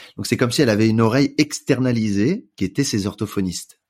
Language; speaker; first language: French; native; French